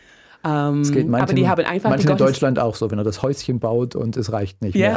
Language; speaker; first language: German; native; German